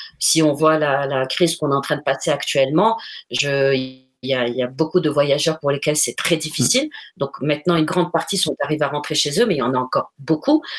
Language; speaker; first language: French; non-native, local second language; Arabic